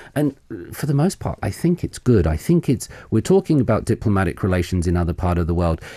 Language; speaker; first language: English; native; English